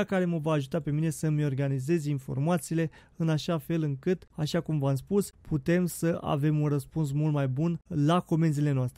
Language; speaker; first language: Romanian; native; Romanian